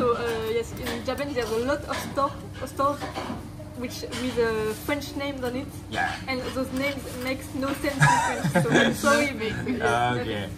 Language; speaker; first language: English; non-native, learner; French